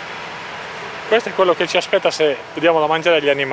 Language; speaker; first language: Italian; native; Italian